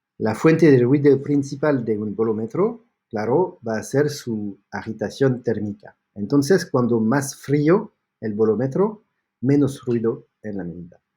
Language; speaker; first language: Spanish; non-native, fluent; French